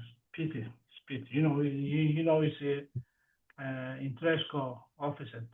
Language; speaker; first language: English; non-native, learner; Turkish